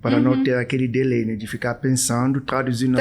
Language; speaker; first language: Portuguese; non-native, fluent; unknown